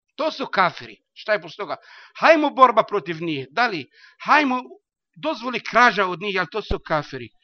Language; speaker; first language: Bosnian; non-native, learner; Arabic